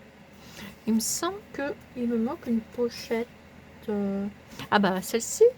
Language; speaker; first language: French; native; French